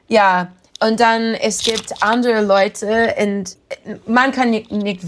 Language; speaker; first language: German; non-native, learner; English